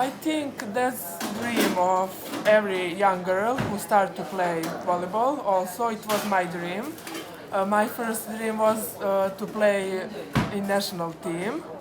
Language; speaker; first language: English; non-native, fluent; Serbian